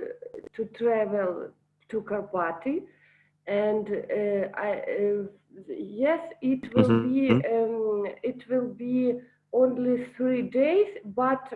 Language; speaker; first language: English; non-native, learner; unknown